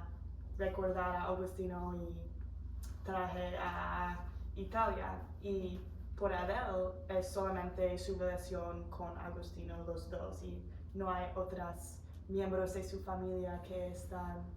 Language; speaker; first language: Spanish; non-native, fluent; English